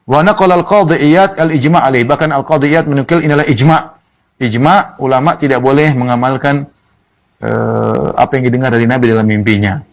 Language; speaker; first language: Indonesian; native; Indonesian